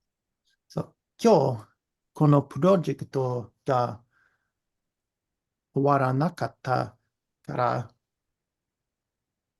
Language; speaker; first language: Japanese; non-native, learner; English